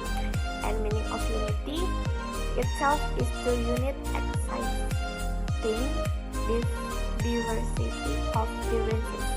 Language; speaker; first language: English; non-native, learner; Indonesian